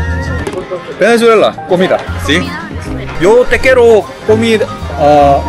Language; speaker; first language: Spanish; non-native, learner; Korean